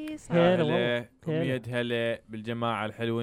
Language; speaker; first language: Arabic; early bilingual, heritage; Arabic